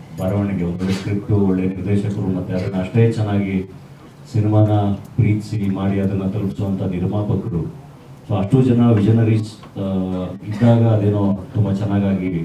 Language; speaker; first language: Kannada; native; Kannada